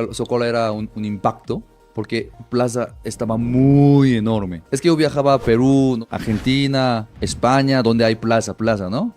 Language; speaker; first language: Spanish; non-native, fluent; Korean